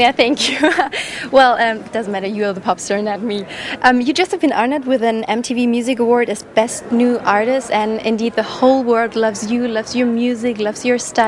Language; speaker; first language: English; non-native, fluent; German